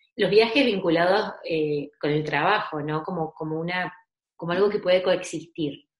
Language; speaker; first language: Spanish; native; Spanish